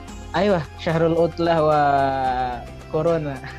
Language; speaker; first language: Arabic; non-native, learner; Indonesian